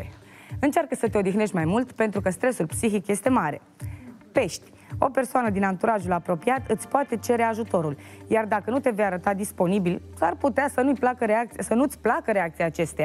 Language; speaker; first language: Romanian; native; Romanian